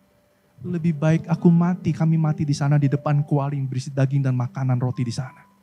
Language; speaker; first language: Indonesian; native; Indonesian